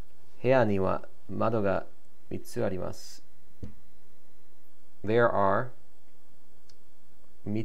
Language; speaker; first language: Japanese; non-native, learner; English